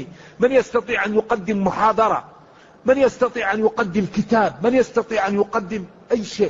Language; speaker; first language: Arabic; native; Arabic